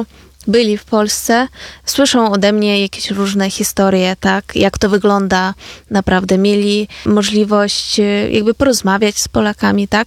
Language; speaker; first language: Polish; non-native, fluent; Ukrainian